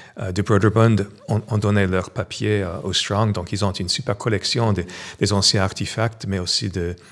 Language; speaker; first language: French; non-native, fluent; English